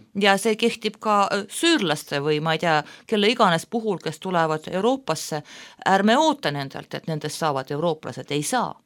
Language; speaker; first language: Estonian; non-native, local second language; Russian